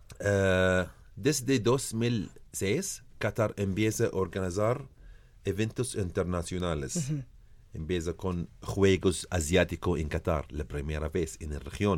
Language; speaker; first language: Spanish; non-native, learner; Arabic